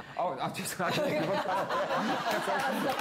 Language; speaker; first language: Korean; non-native, learner; French